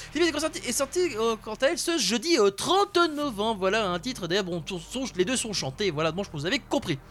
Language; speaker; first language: French; native; French